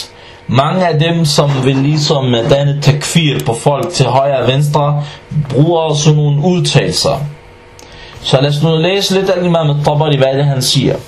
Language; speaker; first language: Danish; non-native, fluent; Arabic